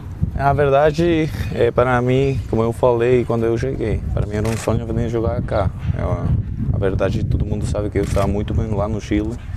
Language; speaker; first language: Portuguese; non-native, learner; Spanish